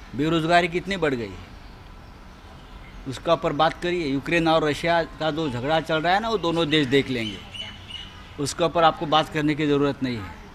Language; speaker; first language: Hindi; non-native, local second language; Marathi